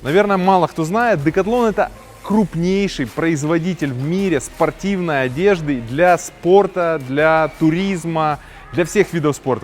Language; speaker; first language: Russian; native; Russian